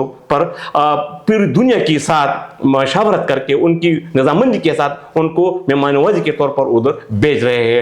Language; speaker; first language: Urdu; non-native, local second language; Pashto